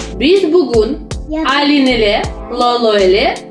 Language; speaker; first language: Turkish; non-native, learner; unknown